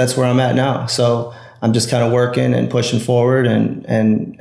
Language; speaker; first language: English; native; English